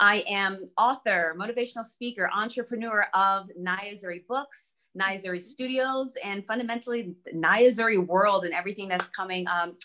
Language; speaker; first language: English; early bilingual, other home language; German